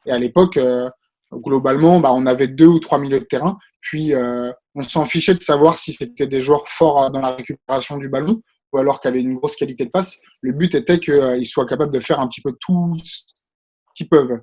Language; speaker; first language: French; native; French